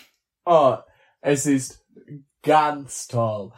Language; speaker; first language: German; non-native, learner; English